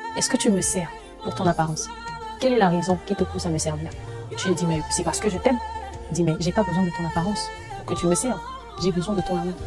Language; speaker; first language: French; non-native, local second language; Lingala